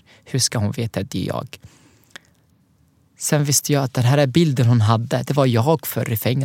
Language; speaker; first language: Swedish; non-native, learner; Arabic